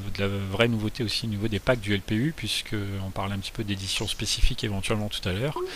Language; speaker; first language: French; native; French